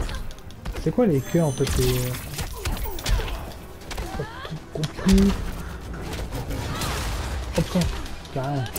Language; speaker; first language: French; native; French